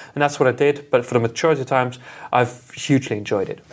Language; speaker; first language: English; non-native, fluent; German